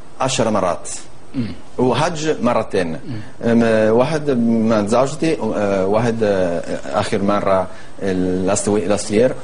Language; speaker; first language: Arabic; non-native, learner; Italian